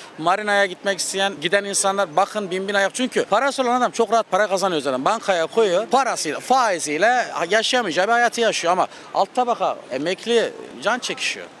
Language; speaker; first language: Turkish; native; Turkish